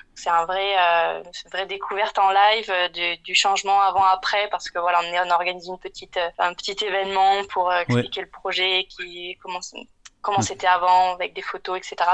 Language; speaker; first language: French; native; French